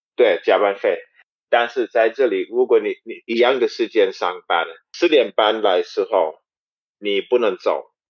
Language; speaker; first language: Chinese; non-native, fluent; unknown